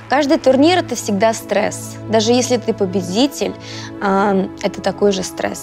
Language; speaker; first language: Russian; native; Russian